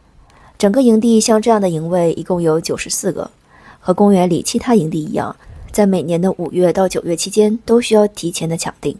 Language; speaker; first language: Chinese; native; Chinese